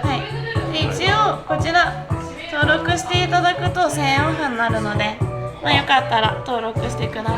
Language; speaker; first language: Japanese; native; Japanese